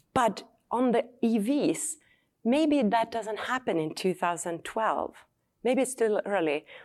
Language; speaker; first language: English; non-native, fluent; Swedish